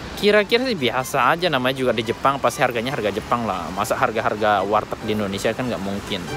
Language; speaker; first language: Indonesian; native; Indonesian